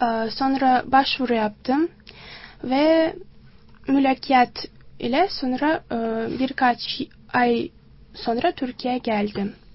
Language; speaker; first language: Turkish; non-native, learner; Tajik